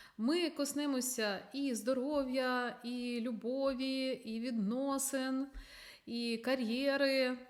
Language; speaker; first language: Ukrainian; non-native, local second language; Russian